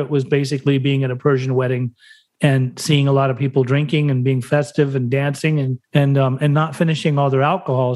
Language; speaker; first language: English; early bilingual, other home language; German